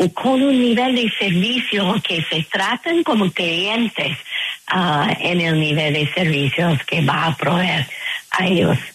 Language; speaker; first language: Spanish; non-native, fluent; English